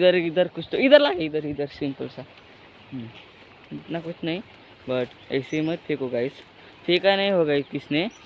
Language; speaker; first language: Hindi; non-native, local second language; Marathi